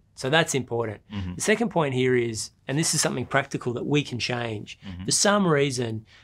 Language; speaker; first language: English; native; English